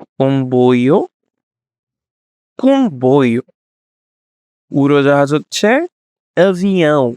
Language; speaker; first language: Bangla; native; Bangla